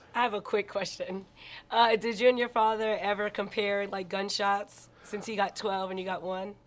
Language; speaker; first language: English; native; English